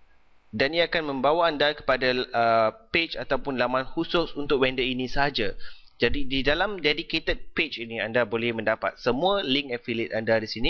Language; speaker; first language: Malay; native; Malay